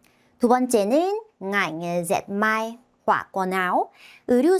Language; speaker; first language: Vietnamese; non-native, fluent; Korean